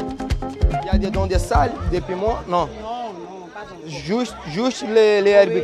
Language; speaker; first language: French; non-native, learner; Portuguese